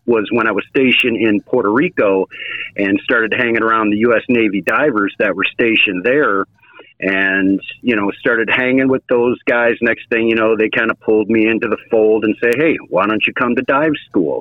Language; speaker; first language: English; native; English